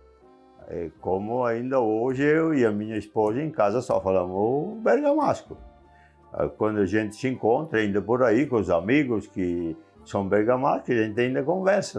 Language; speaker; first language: Portuguese; non-native, local second language; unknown